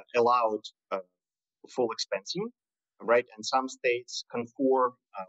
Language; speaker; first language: English; non-native, fluent; Russian